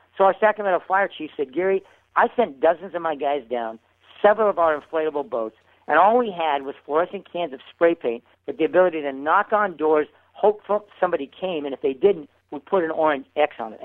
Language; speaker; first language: English; native; English